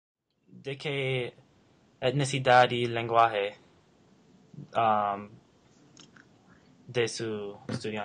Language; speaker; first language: Spanish; non-native, learner; English